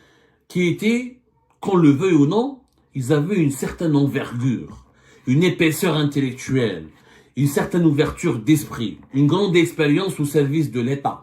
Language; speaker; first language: French; non-native, local second language; Arabic